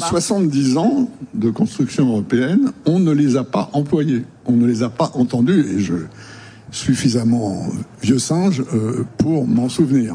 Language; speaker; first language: French; native; French